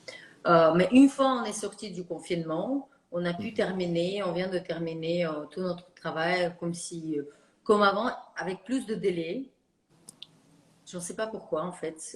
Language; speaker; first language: French; non-native, fluent; Russian